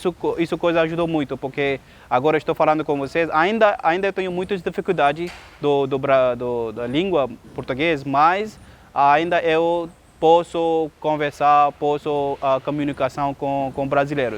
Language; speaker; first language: Portuguese; non-native, learner; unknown